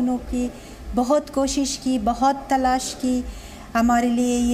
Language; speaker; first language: Hindi; non-native, learner; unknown